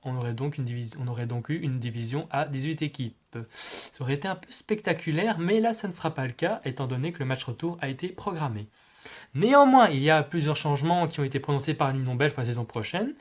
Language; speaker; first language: French; native; French